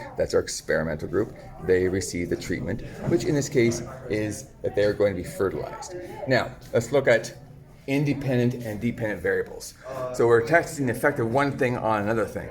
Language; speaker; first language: English; native; English